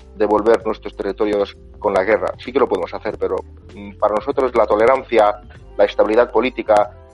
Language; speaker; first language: Spanish; non-native, fluent; Azerbaijani